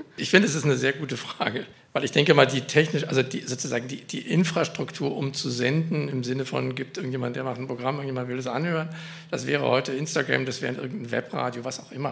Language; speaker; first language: German; native; German